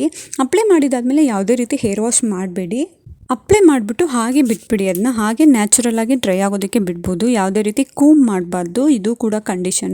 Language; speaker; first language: Kannada; native; Kannada